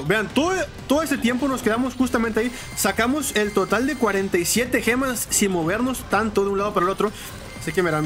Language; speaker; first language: Spanish; native; Spanish